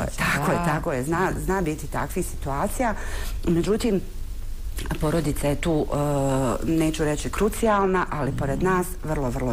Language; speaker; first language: Bosnian; native; Bosnian